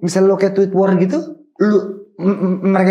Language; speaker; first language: Indonesian; native; Indonesian